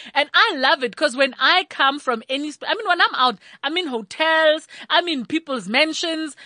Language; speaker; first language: English; non-native, local second language; Tswana